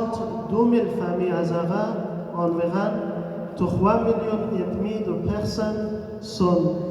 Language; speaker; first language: French; non-native, learner; Persian